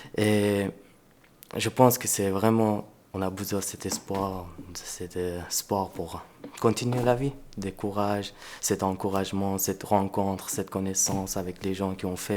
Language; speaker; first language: French; non-native, fluent; Persian